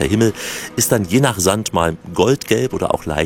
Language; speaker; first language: German; native; German